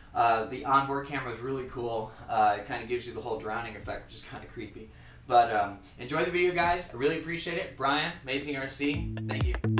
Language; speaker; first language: English; native; English